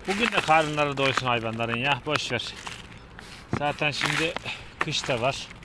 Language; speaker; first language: Turkish; native; Turkish